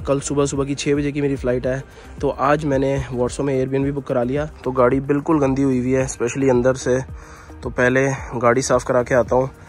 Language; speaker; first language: Hindi; native; Hindi